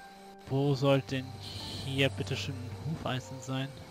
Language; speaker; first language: German; native; German